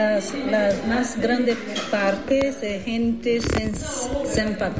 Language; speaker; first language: Spanish; non-native, learner; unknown